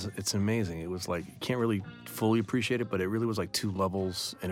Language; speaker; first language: English; native; English